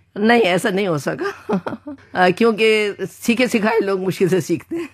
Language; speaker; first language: Urdu; native; Urdu